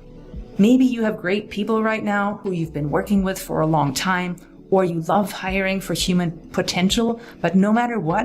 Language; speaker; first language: English; native; English